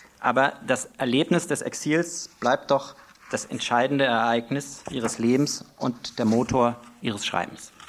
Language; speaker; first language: German; native; German